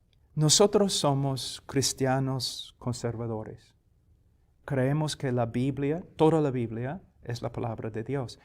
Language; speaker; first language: Spanish; non-native, fluent; English